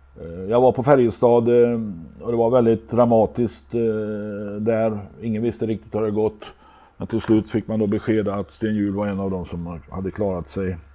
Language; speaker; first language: Swedish; native; Swedish